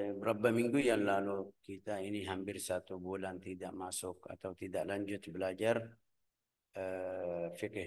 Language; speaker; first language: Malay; non-native, fluent; Arabic